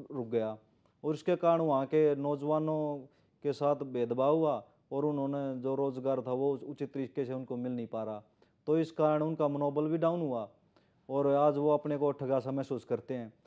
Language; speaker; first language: Hindi; native; Hindi